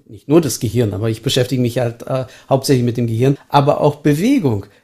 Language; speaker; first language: German; early bilingual, heritage; Estonian